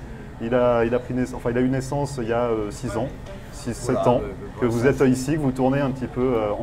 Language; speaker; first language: French; native; French